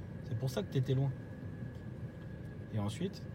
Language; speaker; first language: French; native; French